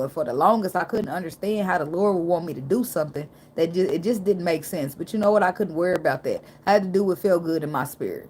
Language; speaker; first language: English; native; English